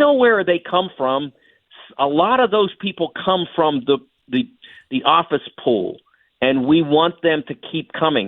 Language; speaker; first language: English; native; English